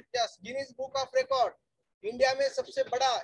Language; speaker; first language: Hindi; non-native, local second language; Marathi